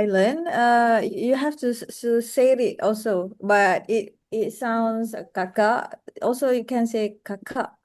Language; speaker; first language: English; non-native, local second language; Malay